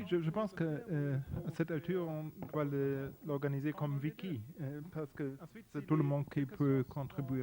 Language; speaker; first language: French; non-native, fluent; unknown